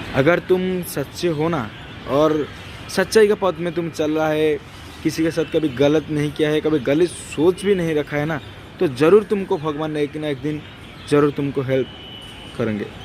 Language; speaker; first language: Hindi; non-native, local second language; Odia